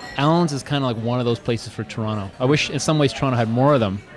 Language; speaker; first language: English; native; English